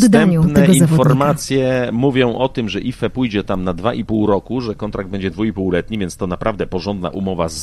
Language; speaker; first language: Polish; native; Polish